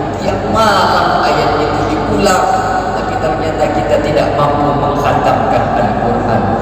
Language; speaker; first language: Malay; non-native, local second language; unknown